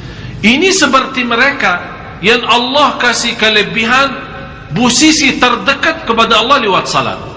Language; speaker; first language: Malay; non-native, fluent; Arabic